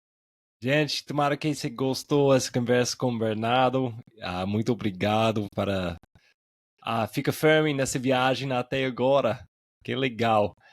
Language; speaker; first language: Portuguese; non-native, fluent; English